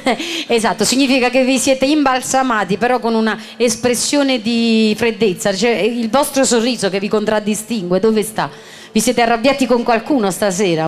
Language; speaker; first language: Italian; native; Italian